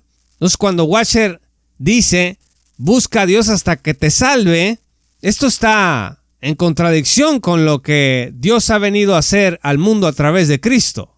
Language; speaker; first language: Spanish; native; Spanish